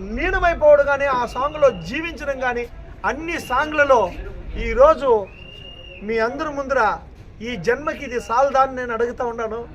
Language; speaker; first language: Telugu; native; Telugu